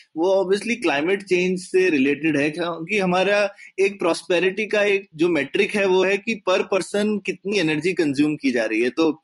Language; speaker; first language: Hindi; native; Hindi